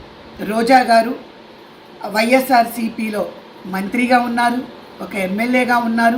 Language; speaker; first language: Telugu; native; Telugu